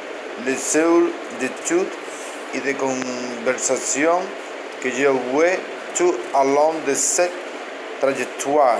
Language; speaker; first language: French; non-native, learner; Spanish